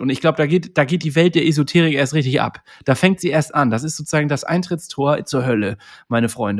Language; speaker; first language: German; native; German